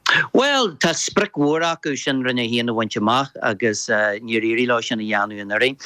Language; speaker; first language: Irish; native; Irish